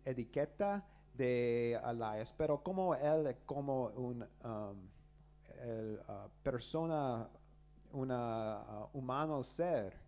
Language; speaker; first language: Spanish; non-native, learner; English